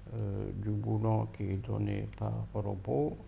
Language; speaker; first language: French; non-native, local second language; Arabic